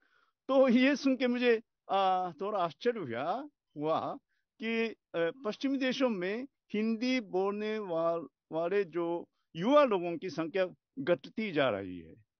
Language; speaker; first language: Hindi; non-native, fluent; Japanese